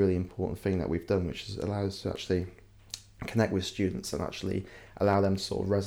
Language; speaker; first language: English; native; English